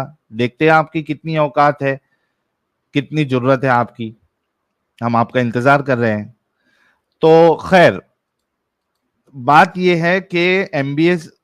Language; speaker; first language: Hindi; native; Hindi